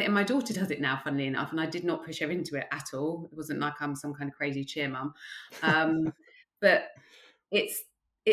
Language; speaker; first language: English; native; English